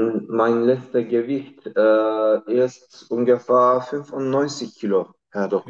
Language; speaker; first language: German; non-native, learner; Turkish